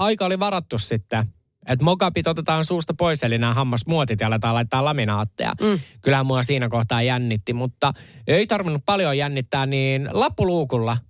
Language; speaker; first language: Finnish; native; Finnish